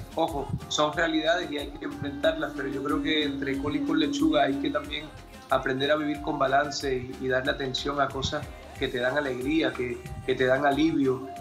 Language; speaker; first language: Spanish; early bilingual, heritage; Spanish